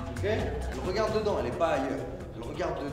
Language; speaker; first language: French; native; French